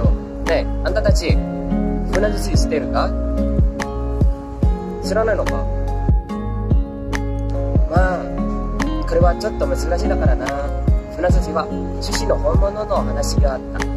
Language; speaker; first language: Japanese; non-native, learner; Indonesian